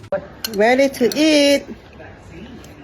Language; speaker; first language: English; non-native, local second language; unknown